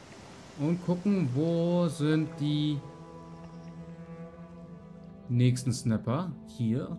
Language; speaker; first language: German; native; German